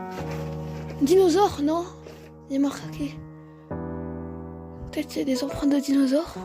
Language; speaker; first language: French; native; French